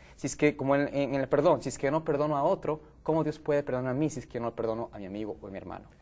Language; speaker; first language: Spanish; native; Spanish